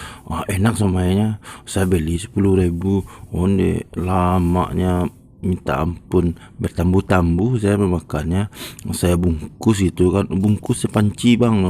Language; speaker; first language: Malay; non-native, local second language; Minangkabau